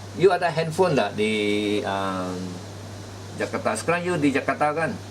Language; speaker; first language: Malay; native; Malay